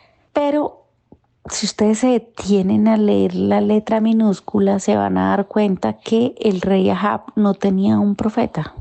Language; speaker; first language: Spanish; native; Spanish